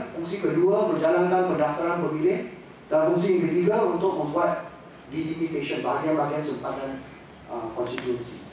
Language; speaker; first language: Malay; non-native, local second language; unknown